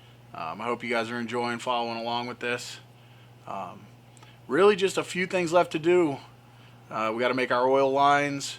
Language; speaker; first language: English; native; English